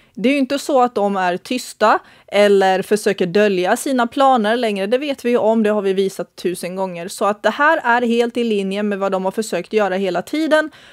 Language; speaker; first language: Swedish; early bilingual, other home language; Bosnian